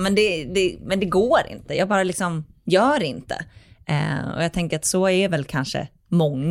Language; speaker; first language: Swedish; native; Swedish